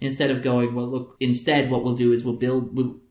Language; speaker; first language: English; native; English